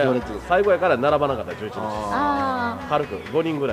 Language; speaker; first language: Japanese; native; Japanese